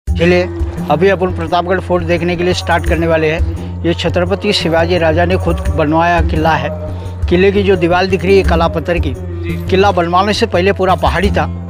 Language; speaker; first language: Hindi; non-native, local second language; Marathi